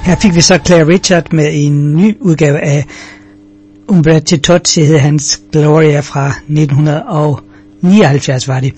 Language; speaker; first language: Danish; native; Danish